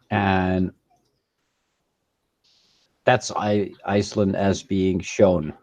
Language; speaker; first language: English; native; English